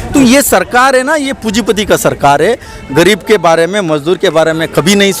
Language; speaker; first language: Hindi; non-native, local second language; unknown